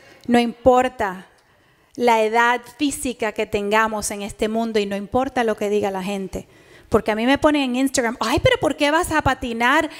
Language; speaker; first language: Spanish; early bilingual, heritage; Spanish